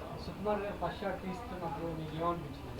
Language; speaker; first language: Telugu; native; Telugu